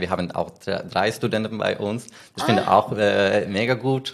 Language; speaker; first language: German; non-native, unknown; Spanish